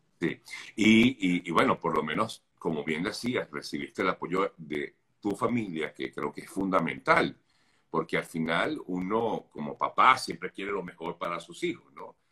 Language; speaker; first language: Spanish; native; Spanish